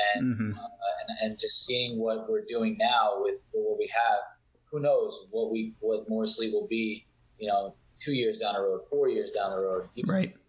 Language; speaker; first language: English; early bilingual, other home language; Italian